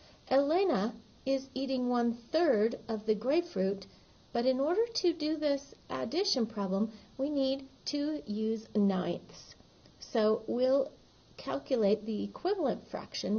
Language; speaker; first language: English; native; English